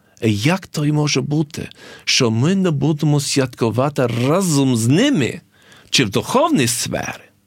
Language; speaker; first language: Ukrainian; early bilingual, heritage; English